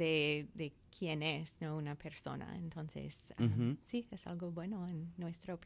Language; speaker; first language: Spanish; non-native, fluent; English